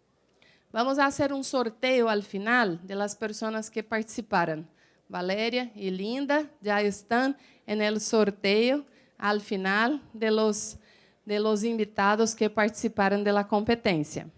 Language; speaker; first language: Spanish; non-native, fluent; Portuguese